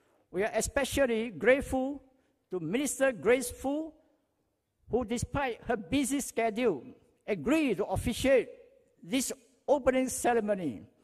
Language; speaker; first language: English; non-native, local second language; Chinese